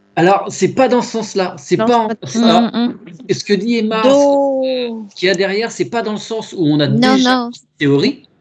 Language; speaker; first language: French; native; French